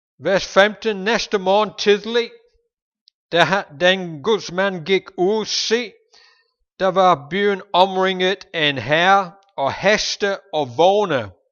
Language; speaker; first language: Danish; non-native, fluent; English